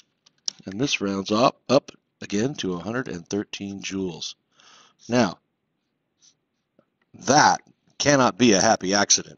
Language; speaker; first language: English; native; English